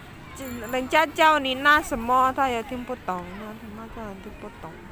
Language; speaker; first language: Chinese; non-native, learner; Javanese